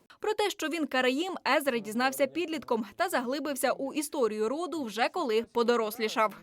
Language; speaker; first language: Ukrainian; native; Ukrainian